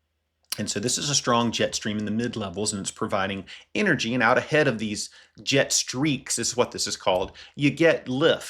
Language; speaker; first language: English; native; English